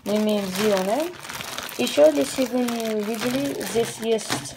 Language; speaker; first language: Russian; early bilingual, heritage; Russian